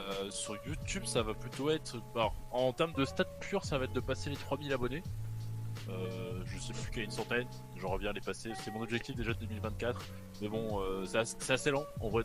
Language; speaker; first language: French; native; French